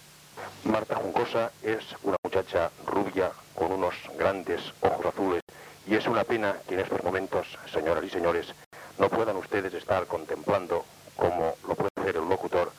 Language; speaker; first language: Spanish; native; Spanish